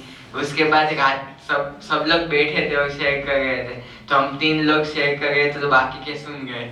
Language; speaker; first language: Hindi; native; Hindi